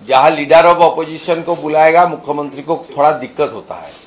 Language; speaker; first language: Hindi; non-native, local second language; Bangla